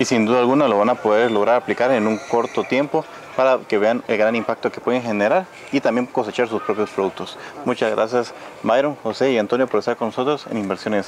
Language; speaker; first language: Spanish; native; Spanish